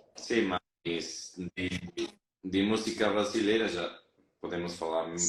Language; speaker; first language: Portuguese; non-native, fluent; Spanish